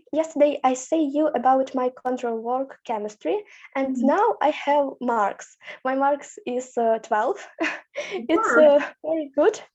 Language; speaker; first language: English; non-native, learner; Ukrainian